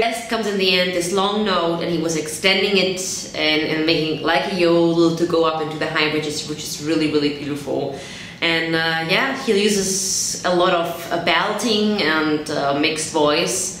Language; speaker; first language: English; non-native, fluent; German